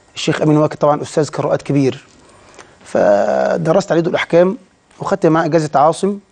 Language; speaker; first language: Arabic; native; Arabic